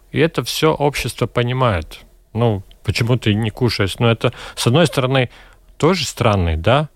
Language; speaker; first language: Russian; non-native, local second language; Latvian